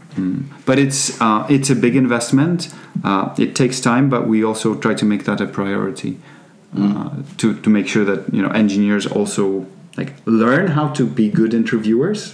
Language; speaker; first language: English; non-native, fluent; Polish